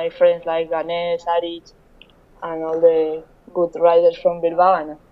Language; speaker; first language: English; non-native, fluent; Spanish